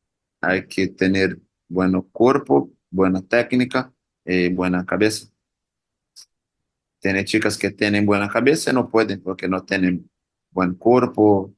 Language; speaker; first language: Spanish; non-native, learner; Portuguese